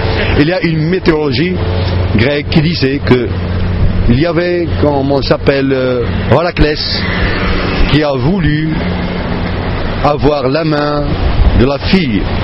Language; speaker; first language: French; non-native, fluent; Arabic